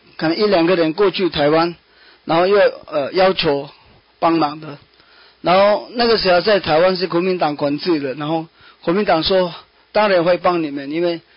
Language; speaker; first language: Chinese; non-native, learner; Tibetan